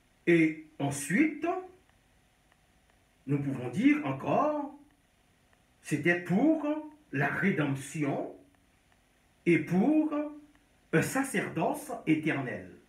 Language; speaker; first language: French; non-native, local second language; Haitian Creole